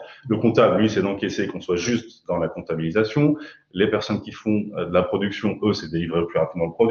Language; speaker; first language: French; native; French